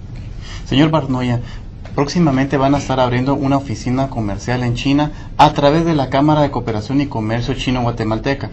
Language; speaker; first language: Spanish; native; Spanish